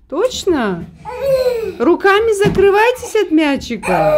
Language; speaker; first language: Russian; native; Russian